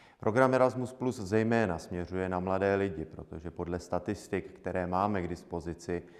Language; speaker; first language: Czech; native; Czech